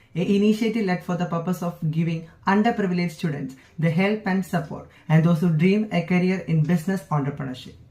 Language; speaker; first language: English; non-native, local second language; Malayalam